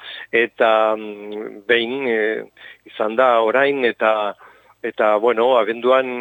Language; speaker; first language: Basque; non-native, local second language; Spanish